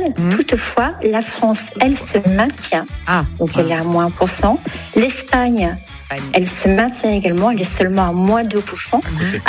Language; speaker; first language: French; native; French